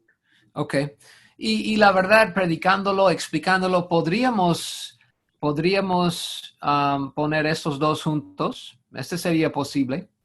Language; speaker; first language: Spanish; non-native, fluent; English